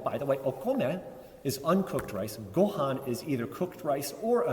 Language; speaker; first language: English; native; English